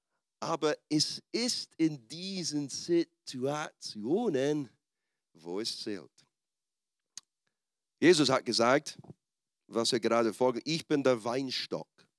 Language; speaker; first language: German; non-native, fluent; English